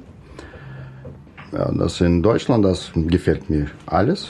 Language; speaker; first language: German; non-native, learner; Russian